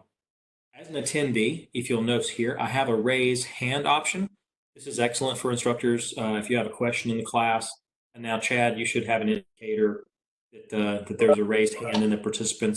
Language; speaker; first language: English; native; English